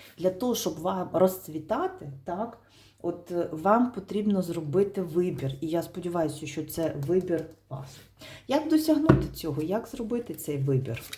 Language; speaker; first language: Ukrainian; non-native, local second language; Russian